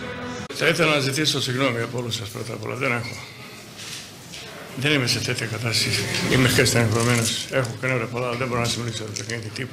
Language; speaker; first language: Greek; non-native, fluent; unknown